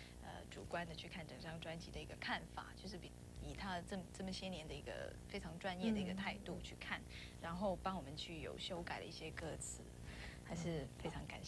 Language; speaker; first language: Chinese; non-native, local second language; Cantonese